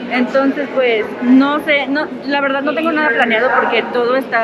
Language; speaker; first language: Spanish; native; Spanish